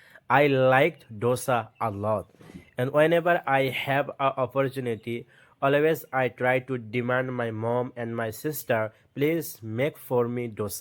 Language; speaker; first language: English; non-native, learner; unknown